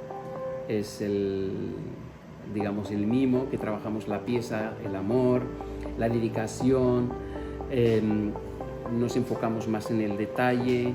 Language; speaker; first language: Spanish; non-native, fluent; Arabic